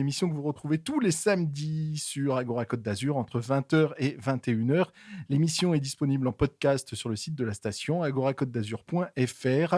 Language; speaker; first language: French; native; French